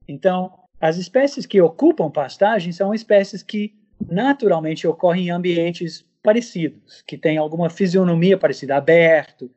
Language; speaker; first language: Portuguese; non-native, fluent; English